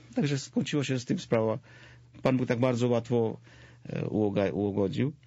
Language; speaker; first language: Polish; non-native, fluent; Georgian